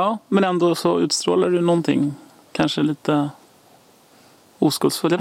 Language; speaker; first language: Swedish; native; Swedish